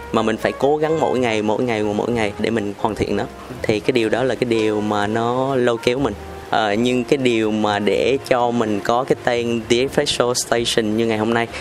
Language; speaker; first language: Vietnamese; native; Vietnamese